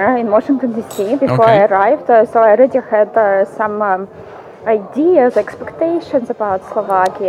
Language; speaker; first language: English; non-native, fluent; Russian